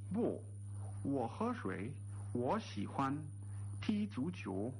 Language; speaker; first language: Chinese; non-native, learner; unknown